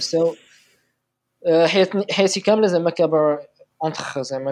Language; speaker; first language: Arabic; native; Arabic